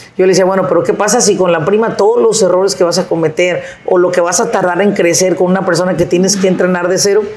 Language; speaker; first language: Spanish; native; Spanish